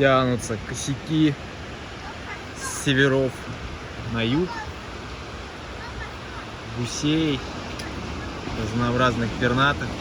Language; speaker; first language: Russian; native; Russian